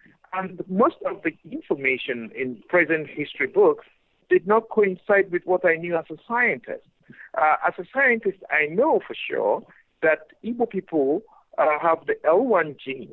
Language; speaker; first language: English; non-native, local second language; Igbo